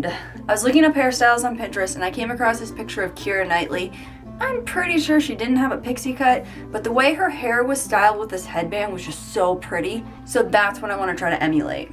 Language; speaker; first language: English; native; English